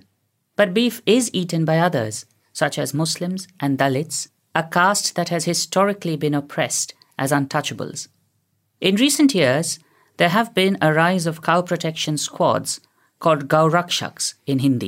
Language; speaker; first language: English; non-native, local second language; Hindi